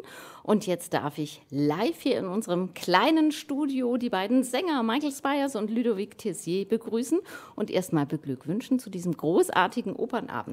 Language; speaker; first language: German; native; German